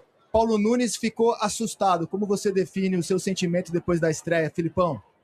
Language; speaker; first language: Portuguese; native; Portuguese